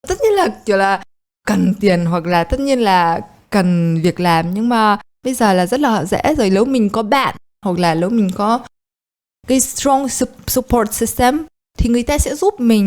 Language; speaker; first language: Vietnamese; early bilingual, heritage; Polish